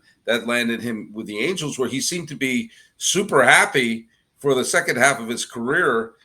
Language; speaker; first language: English; native; English